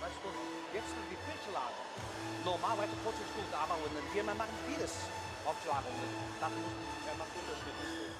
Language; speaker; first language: German; non-native, learner; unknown